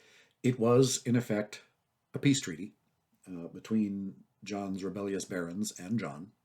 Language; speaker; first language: English; native; English